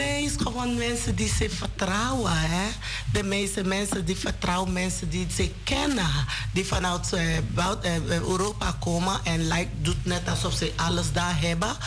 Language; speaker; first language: Dutch; non-native, learner; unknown